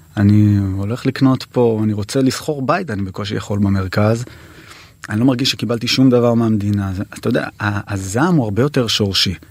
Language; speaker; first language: Hebrew; native; Hebrew